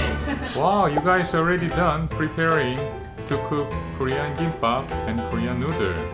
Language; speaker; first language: English; non-native, learner; Korean